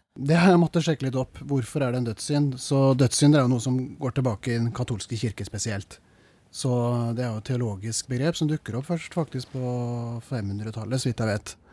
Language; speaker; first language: Norwegian; native; Norwegian